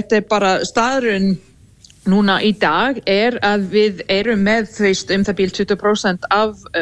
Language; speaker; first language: Icelandic; non-native, fluent; English